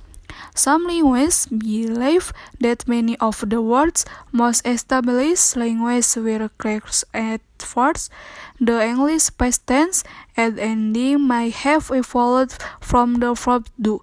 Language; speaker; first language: English; non-native, learner; Indonesian